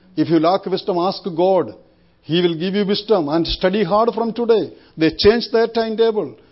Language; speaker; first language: English; non-native, local second language; Malayalam